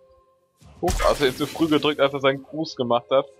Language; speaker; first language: German; native; German